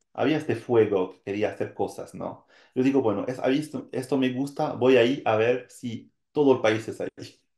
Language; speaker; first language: Spanish; non-native, fluent; French